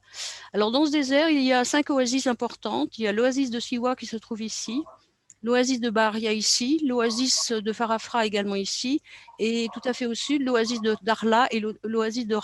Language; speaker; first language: French; native; French